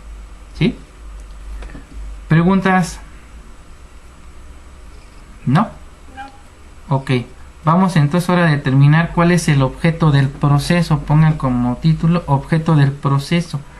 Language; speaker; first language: Spanish; native; Spanish